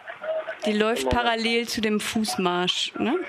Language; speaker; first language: German; native; German